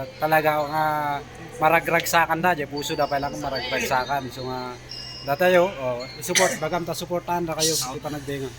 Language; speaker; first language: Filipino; non-native, local second language; Iloko